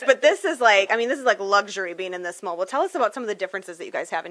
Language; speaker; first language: English; native; English